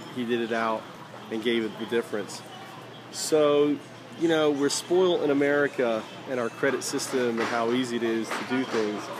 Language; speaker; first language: English; native; English